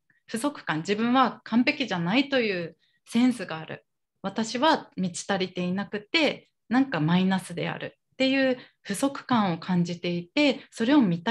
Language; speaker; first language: Japanese; native; Japanese